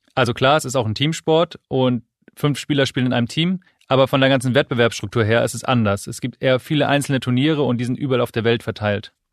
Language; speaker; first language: German; native; German